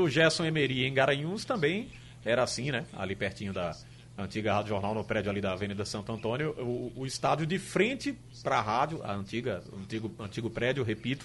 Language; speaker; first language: Portuguese; native; Portuguese